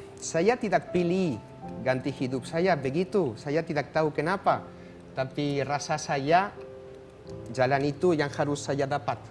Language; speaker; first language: Indonesian; non-native, fluent; Catalan